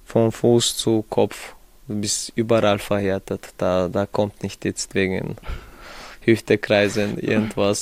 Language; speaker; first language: German; non-native, fluent; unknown